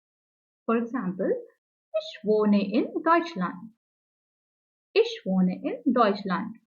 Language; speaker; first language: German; non-native, learner; English